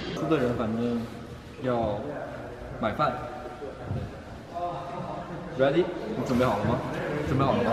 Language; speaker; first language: Chinese; native; Chinese